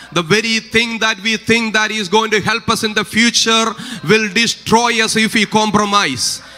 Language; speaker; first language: English; non-native, local second language; Malayalam